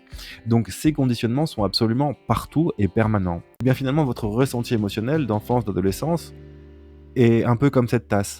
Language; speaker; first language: French; native; French